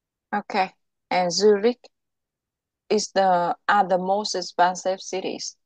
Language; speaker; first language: English; non-native, local second language; Vietnamese